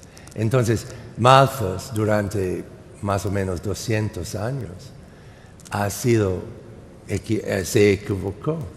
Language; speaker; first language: Spanish; non-native, fluent; English